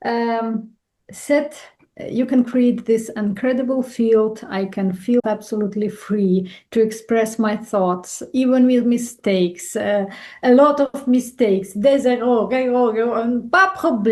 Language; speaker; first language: English; non-native, fluent; Russian